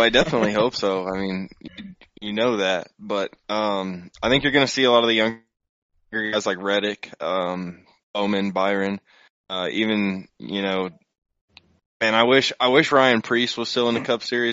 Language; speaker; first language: English; native; English